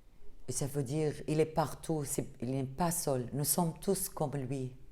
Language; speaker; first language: French; non-native, fluent; Arabic